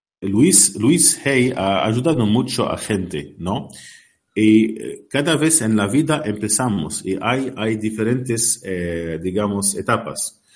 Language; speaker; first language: Spanish; non-native, learner; Arabic